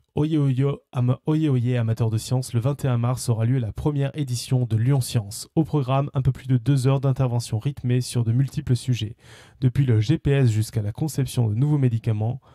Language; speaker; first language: French; native; French